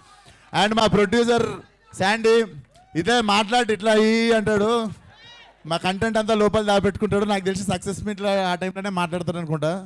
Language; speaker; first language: Telugu; native; Telugu